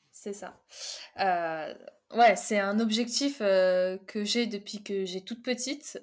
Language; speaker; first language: French; early bilingual, other home language; Arabic